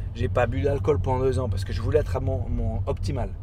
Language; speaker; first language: French; native; French